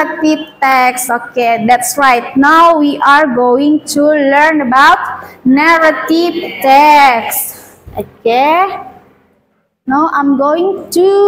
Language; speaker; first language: English; non-native, learner; Indonesian